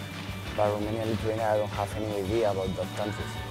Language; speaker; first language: English; non-native, fluent; Spanish